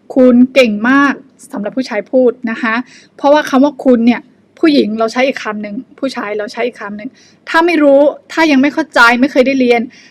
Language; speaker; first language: Thai; non-native, fluent; Burmese